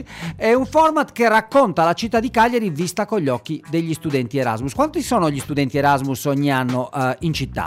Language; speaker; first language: Italian; native; Italian